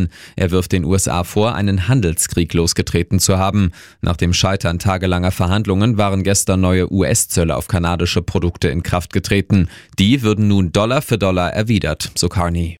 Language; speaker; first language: German; native; German